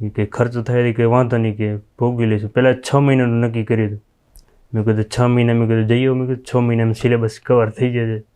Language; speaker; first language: Gujarati; non-native, local second language; Kachhi